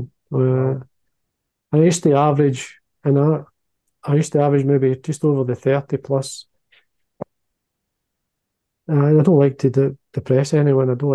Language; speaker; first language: English; native; English